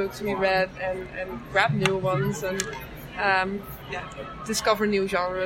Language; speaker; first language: English; non-native, fluent; Dutch